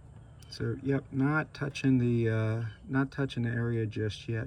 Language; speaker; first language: English; native; English